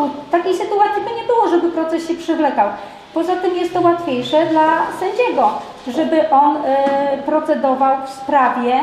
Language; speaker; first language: Polish; native; Polish